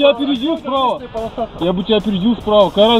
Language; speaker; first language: Russian; native; Russian